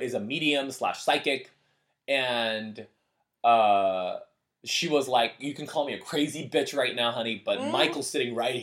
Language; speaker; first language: English; early bilingual, other home language; Korean